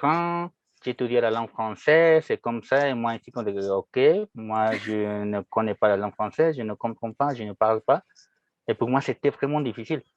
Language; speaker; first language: French; non-native, fluent; Spanish